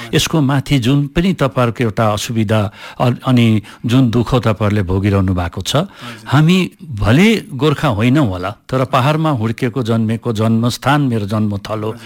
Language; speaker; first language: Nepali; non-native, local second language; Hindi